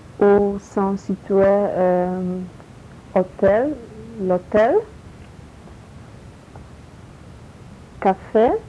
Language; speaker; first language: French; non-native, learner; Polish